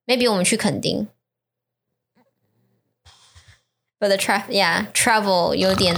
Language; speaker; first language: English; non-native, fluent; Chinese